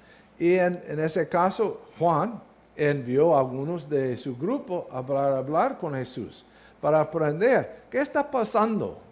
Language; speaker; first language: Spanish; non-native, learner; English